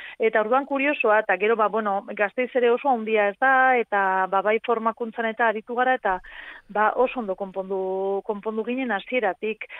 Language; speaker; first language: Basque; non-native, local second language; Spanish